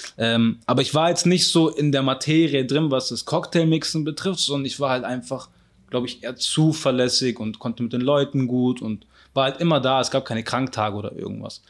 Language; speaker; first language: German; early bilingual, other home language; Arabic